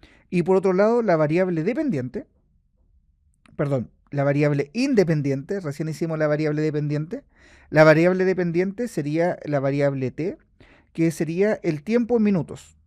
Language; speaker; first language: Spanish; native; Spanish